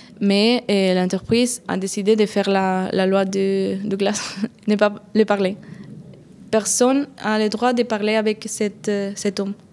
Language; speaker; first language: French; non-native, fluent; Spanish